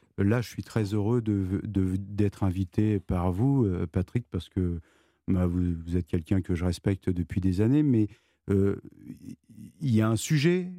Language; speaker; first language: French; native; French